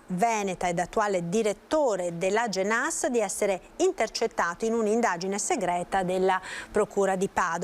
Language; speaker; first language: Italian; native; Italian